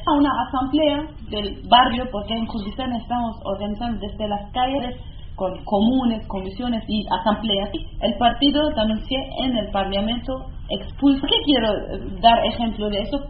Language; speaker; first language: Spanish; non-native, learner; Kurdish